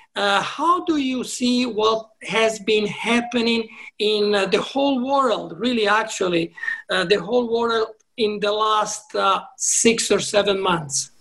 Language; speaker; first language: English; non-native, fluent; Italian